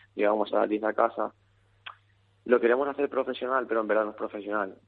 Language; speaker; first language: Spanish; native; Spanish